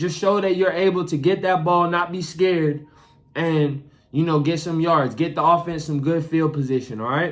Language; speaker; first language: English; native; English